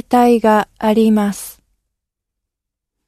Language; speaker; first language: Japanese; non-native, learner; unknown